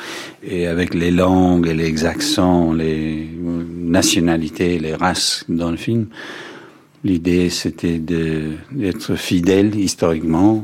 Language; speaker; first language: French; non-native, fluent; Danish